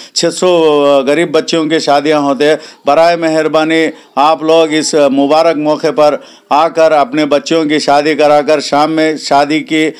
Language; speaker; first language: Hindi; non-native, local second language; Urdu